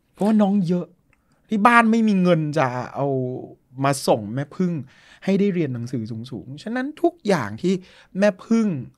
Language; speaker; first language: Thai; native; Thai